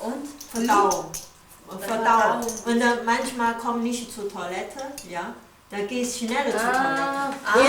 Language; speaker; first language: German; non-native, learner; Mongolian